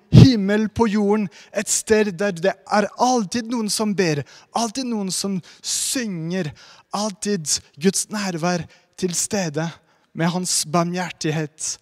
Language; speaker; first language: Norwegian; non-native, fluent; French